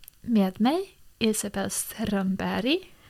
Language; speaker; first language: Swedish; early bilingual, heritage; English